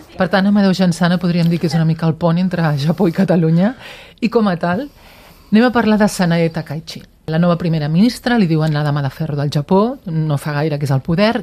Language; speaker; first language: Catalan; native; Catalan